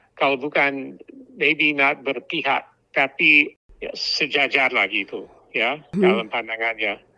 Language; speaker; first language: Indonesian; non-native, fluent; English